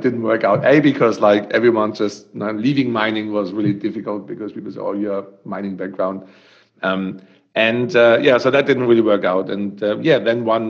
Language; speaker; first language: English; non-native, fluent; German